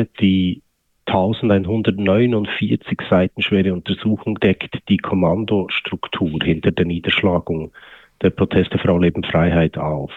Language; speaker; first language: German; native; German